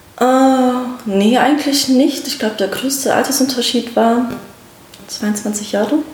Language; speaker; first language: German; early bilingual, other home language; Russian